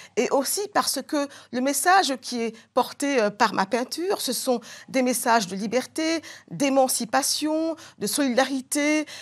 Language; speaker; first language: French; non-native, local second language; Bambara